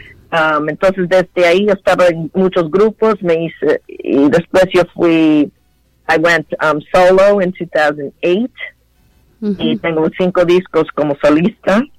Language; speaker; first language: Spanish; early bilingual, heritage; Spanish